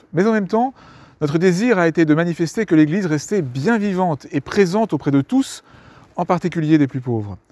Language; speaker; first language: French; native; French